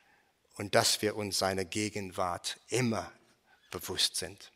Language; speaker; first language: German; non-native, fluent; English